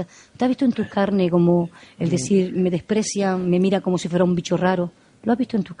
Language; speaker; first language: Spanish; native; Spanish